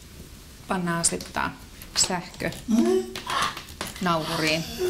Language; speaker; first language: Finnish; native; Finnish